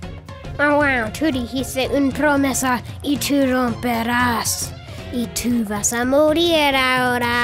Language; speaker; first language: Spanish; non-native, learner; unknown